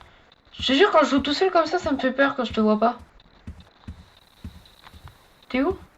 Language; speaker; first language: French; native; French